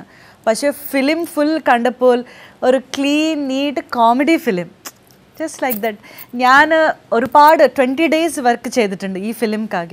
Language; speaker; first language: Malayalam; non-native, fluent; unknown